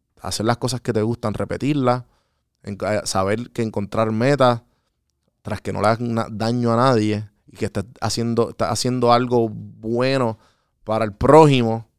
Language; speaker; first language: Spanish; native; Spanish